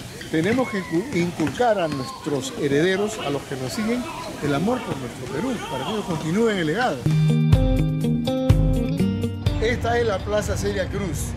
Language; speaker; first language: Spanish; native; Spanish